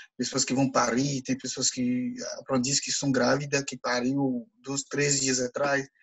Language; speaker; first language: Portuguese; non-native, fluent; Ewe